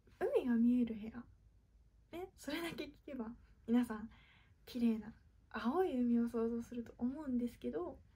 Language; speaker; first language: Japanese; native; Japanese